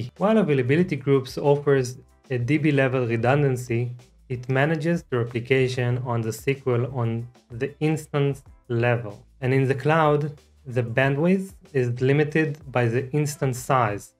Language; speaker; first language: English; non-native, fluent; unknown